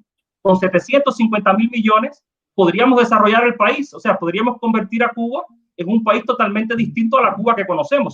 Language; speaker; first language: Spanish; native; Spanish